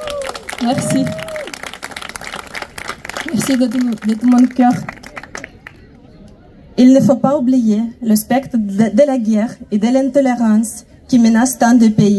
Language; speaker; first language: French; non-native, fluent; Ukrainian